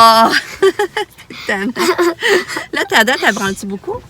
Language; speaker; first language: French; native; French